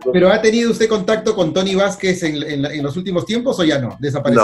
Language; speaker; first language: Spanish; native; Spanish